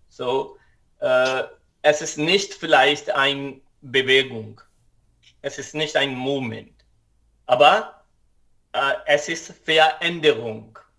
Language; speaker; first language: German; non-native, learner; Urdu